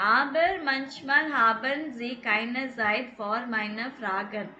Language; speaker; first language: German; non-native, fluent; Tamil